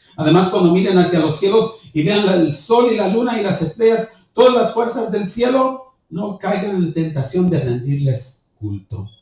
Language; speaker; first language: Spanish; early bilingual, heritage; Spanish